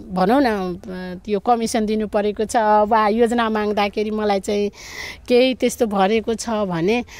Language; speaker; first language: Nepali; non-native, local second language; Maithili